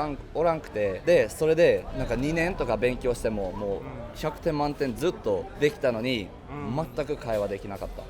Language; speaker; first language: Japanese; non-native, fluent; Swedish